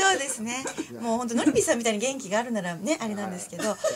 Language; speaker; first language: Japanese; native; Japanese